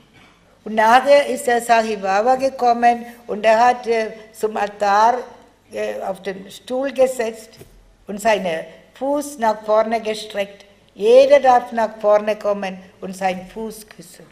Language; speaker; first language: German; non-native, fluent; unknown